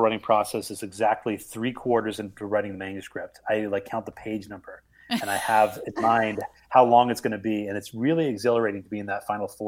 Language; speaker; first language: English; native; English